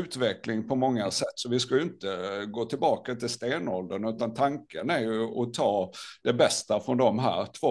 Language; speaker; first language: Swedish; native; Swedish